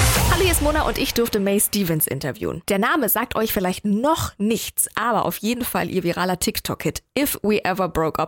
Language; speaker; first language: German; native; German